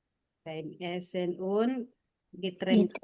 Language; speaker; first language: German; non-native, fluent; Filipino